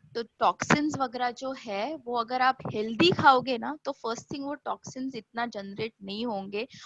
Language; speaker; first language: Hindi; non-native, local second language; Marathi